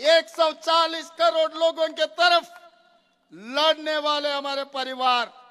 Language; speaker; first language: Hindi; non-native, local second language; Telugu